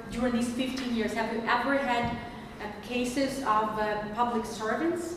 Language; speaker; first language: English; non-native, fluent; Ukrainian